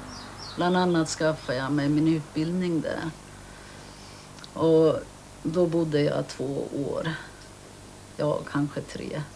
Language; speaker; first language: Swedish; early bilingual, other home language; Finnish